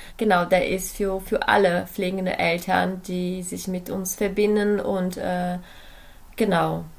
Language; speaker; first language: German; non-native, fluent; Portuguese